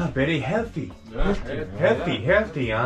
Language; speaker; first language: English; non-native, learner; Korean